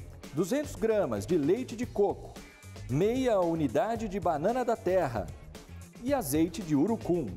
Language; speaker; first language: Portuguese; native; Portuguese